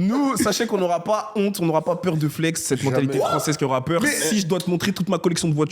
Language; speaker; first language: French; native; French